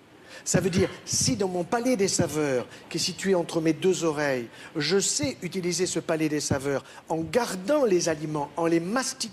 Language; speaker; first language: French; native; French